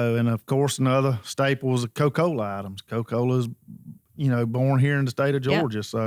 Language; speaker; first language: English; native; English